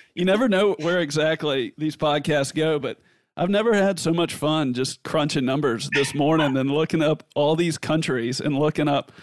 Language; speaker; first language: English; native; English